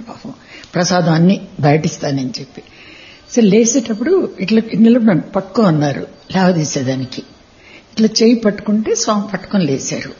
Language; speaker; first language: Telugu; native; Telugu